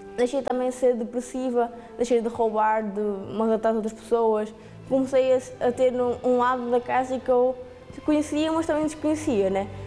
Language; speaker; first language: Portuguese; native; Portuguese